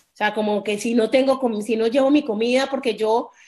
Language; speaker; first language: Spanish; native; Spanish